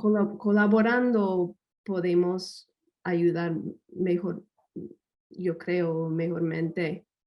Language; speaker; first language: Spanish; non-native, fluent; English